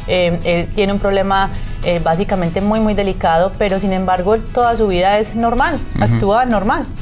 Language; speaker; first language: Spanish; native; Spanish